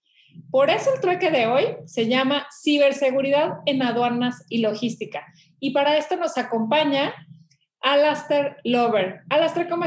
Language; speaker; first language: Spanish; native; Spanish